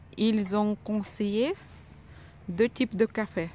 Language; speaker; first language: French; non-native, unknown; Russian